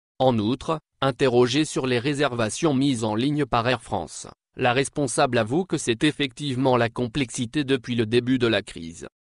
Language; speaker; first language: French; non-native, local second language; Arabic